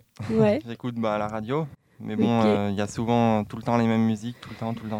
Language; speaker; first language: French; native; French